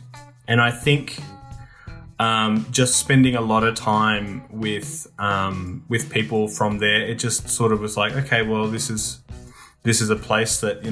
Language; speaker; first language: English; native; English